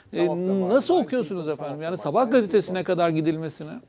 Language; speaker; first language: Turkish; native; Turkish